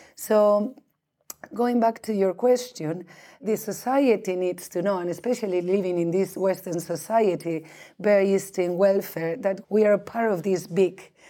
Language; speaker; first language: English; non-native, fluent; Spanish